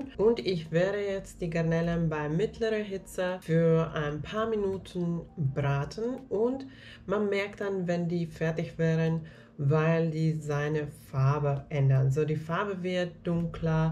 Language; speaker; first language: German; non-native, fluent; Finnish